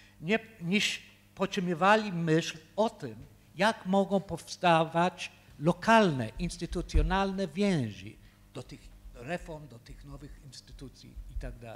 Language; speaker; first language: Polish; early bilingual, heritage; Polish